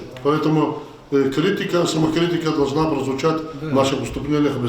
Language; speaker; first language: Russian; non-native, local second language; Lezghian